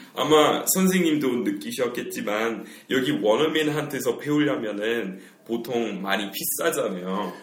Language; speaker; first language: Korean; non-native, fluent; English